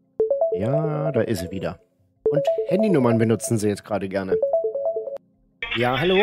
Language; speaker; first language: German; native; German